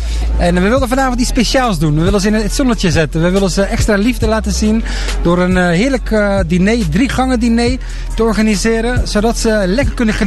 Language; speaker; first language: Dutch; native; Dutch